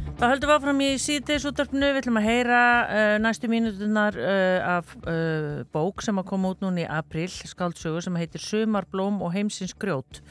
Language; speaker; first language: Icelandic; native; Icelandic